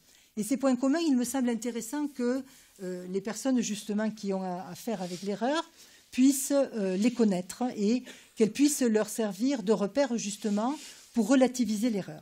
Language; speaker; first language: French; native; French